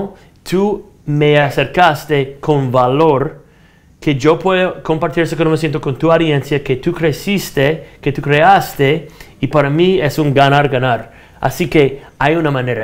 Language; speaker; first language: Spanish; non-native, fluent; English